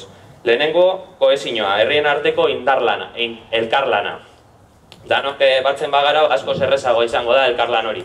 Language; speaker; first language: Basque; native; Basque